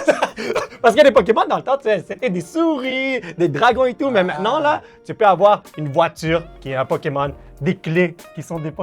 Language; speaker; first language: French; native; French